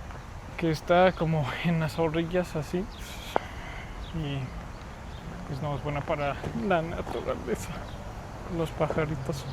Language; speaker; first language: Spanish; non-native, fluent; English